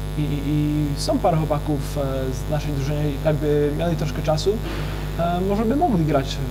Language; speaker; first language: Polish; early bilingual, heritage; English